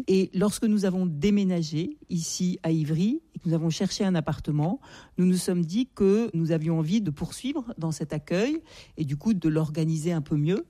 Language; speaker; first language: French; native; French